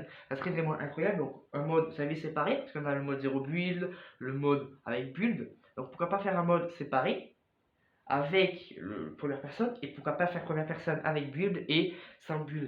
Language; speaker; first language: French; native; French